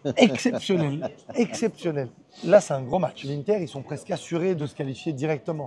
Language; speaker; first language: French; native; French